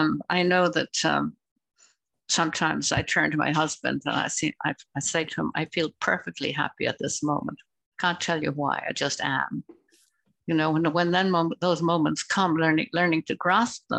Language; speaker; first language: English; native; English